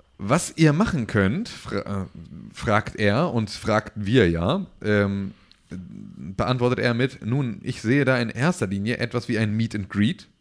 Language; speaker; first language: German; native; German